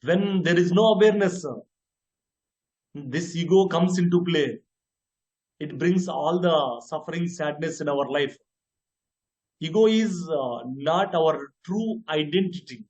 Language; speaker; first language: English; non-native, local second language; Telugu